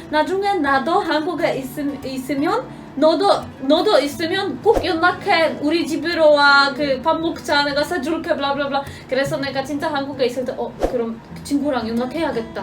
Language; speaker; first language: Korean; non-native, fluent; Polish